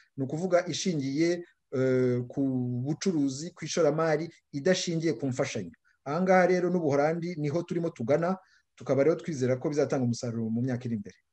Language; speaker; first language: Kinyarwanda; native; Kinyarwanda